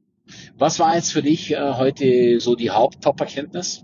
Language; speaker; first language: German; native; German